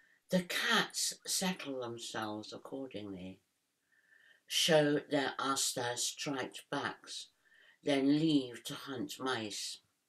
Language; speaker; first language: English; native; English